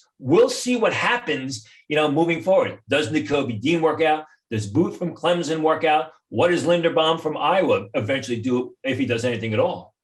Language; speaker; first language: English; native; English